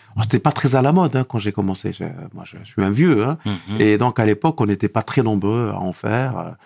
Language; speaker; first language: French; non-native, local second language; Arabic